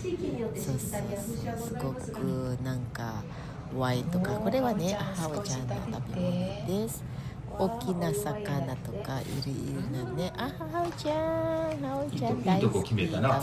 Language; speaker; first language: Japanese; non-native, fluent; Filipino